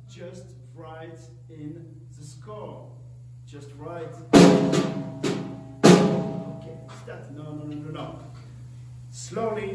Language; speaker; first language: English; non-native, learner; French